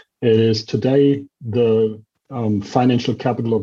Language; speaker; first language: English; non-native, fluent; German